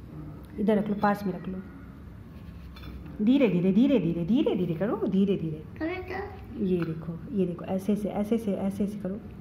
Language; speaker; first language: Hindi; native; Hindi